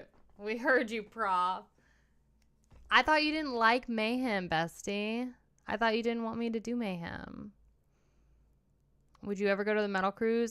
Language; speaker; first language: English; native; English